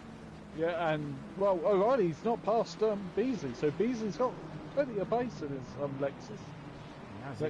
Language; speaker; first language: English; native; English